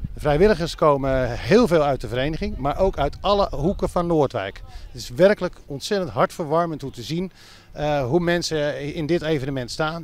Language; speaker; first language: Dutch; native; Dutch